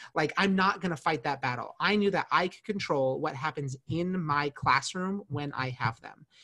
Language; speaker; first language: English; native; English